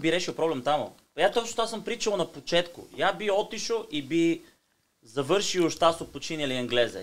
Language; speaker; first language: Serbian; non-native, learner; Bulgarian